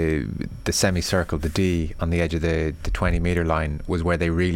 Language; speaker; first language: English; native; English